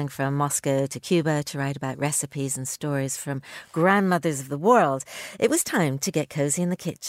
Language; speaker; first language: English; native; English